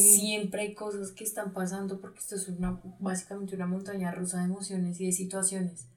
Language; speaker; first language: Spanish; native; Spanish